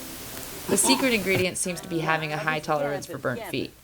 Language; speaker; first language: English; native; English